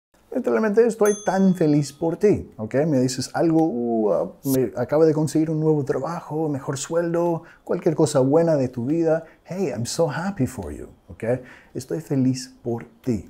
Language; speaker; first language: Spanish; non-native, fluent; English